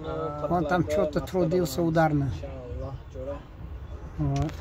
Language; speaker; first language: Russian; native; Russian